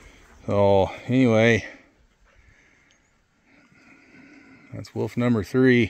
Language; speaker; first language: English; native; English